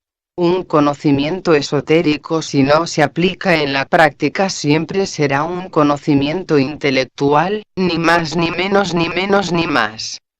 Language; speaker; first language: Spanish; native; Spanish